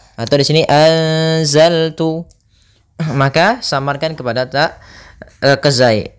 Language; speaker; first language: Indonesian; native; Indonesian